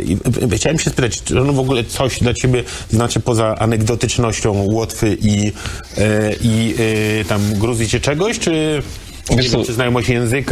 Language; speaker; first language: Polish; native; Polish